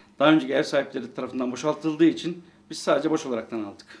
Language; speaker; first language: Turkish; native; Turkish